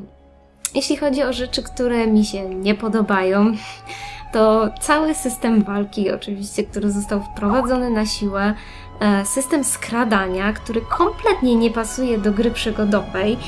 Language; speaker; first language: Polish; native; Polish